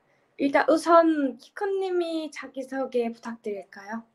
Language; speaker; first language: Korean; non-native, learner; Turkish